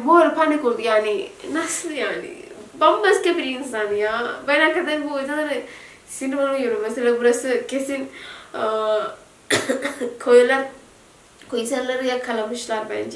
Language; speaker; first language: Turkish; non-native, learner; Indonesian